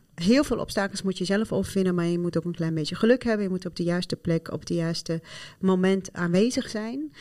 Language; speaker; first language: Dutch; non-native, fluent; Arabic